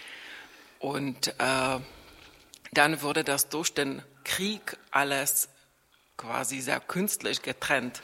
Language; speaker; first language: German; non-native, fluent; Czech